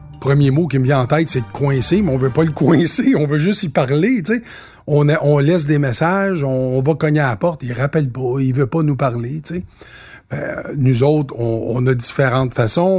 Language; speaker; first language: French; native; French